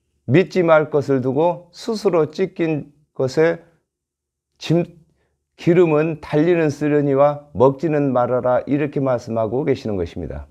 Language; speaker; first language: Korean; native; Korean